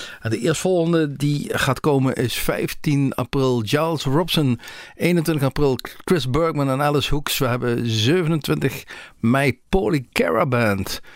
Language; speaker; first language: Dutch; native; Dutch